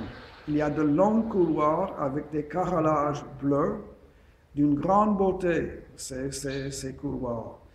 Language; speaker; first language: French; non-native, fluent; English